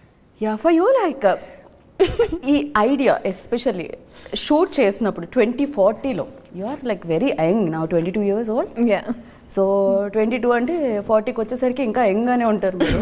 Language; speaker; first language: Telugu; native; Telugu